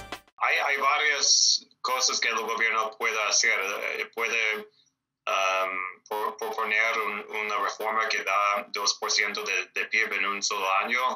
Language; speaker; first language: Spanish; non-native, fluent; English